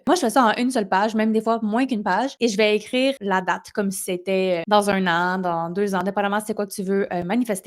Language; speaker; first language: French; native; French